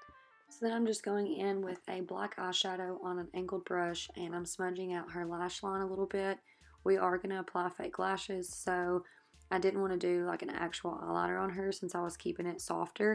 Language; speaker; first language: English; native; English